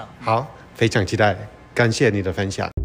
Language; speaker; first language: Chinese; native; Chinese